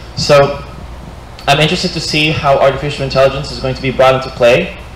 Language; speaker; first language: English; non-native, fluent; Portuguese